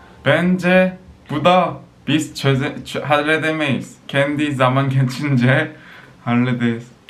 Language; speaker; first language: Turkish; non-native, fluent; Korean